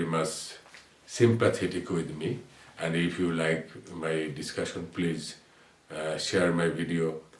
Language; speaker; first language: English; non-native, local second language; Bangla